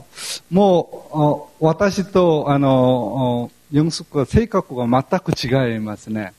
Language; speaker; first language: Japanese; non-native, fluent; Korean